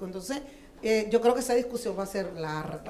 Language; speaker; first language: Spanish; native; Spanish